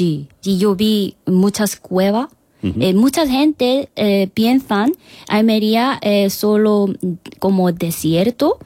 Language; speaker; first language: Spanish; non-native, learner; Korean